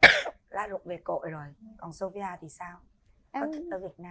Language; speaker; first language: Vietnamese; native; Vietnamese